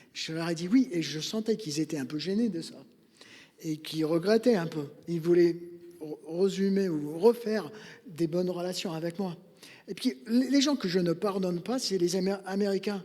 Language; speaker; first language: French; non-native, fluent; English